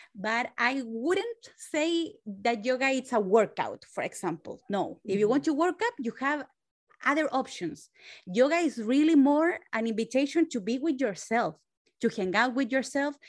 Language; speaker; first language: English; non-native, fluent; Spanish